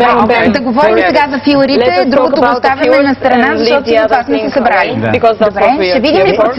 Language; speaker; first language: Bulgarian; native; Bulgarian